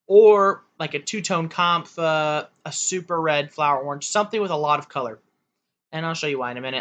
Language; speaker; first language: English; native; English